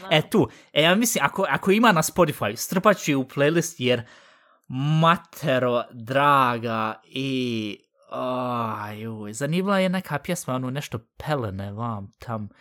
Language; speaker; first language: Bosnian; early bilingual, heritage; Bosnian